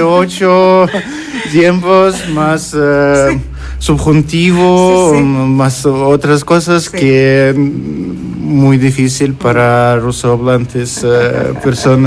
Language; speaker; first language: Spanish; non-native, learner; Russian